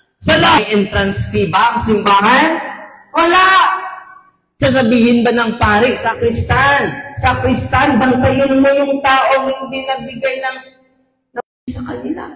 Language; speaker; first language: Filipino; non-native, local second language; Cebuano